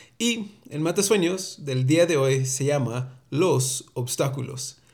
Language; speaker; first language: Spanish; early bilingual, heritage; Spanish